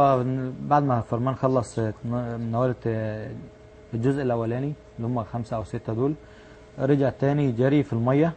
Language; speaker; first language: Arabic; native; Arabic